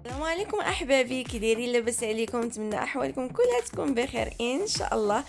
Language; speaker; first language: Arabic; native; Arabic